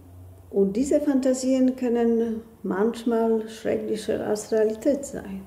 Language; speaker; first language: German; non-native, fluent; Polish